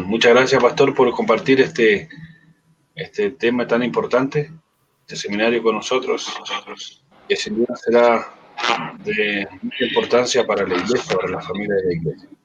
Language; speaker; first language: Spanish; native; Spanish